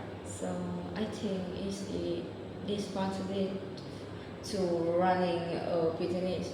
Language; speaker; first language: English; non-native, learner; Vietnamese